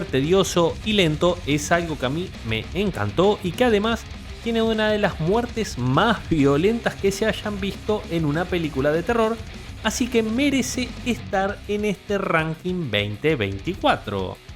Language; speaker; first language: Spanish; native; Spanish